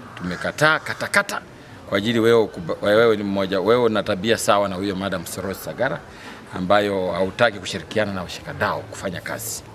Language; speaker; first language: Swahili; non-native, local second language; Luyia